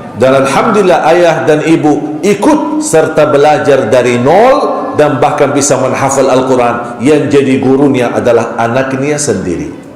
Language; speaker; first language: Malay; non-native, fluent; Arabic